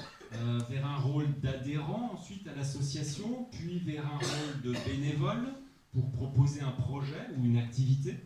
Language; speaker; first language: French; native; French